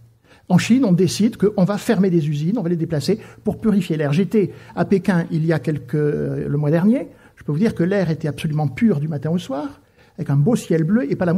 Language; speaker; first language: French; native; French